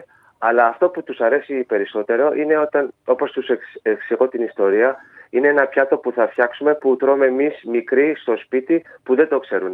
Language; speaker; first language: Greek; early bilingual, heritage; Greek